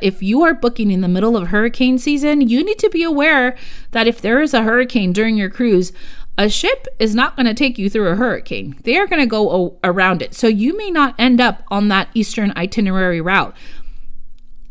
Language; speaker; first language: English; early bilingual, other home language; Spanish